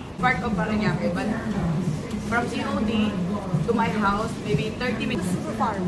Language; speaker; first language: English; non-native, local second language; Filipino